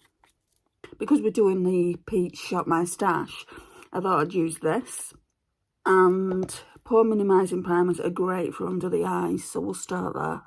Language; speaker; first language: English; native; English